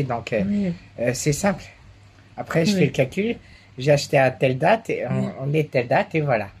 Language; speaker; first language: French; native; French